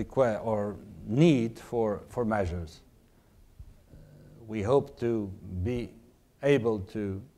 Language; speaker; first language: English; non-native, fluent; Portuguese